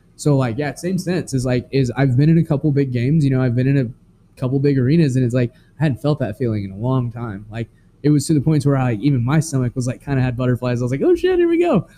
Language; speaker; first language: English; native; English